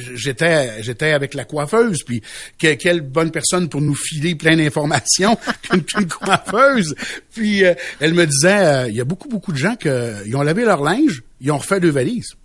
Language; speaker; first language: French; native; French